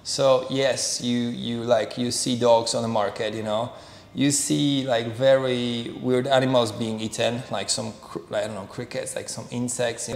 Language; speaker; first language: English; non-native, fluent; Polish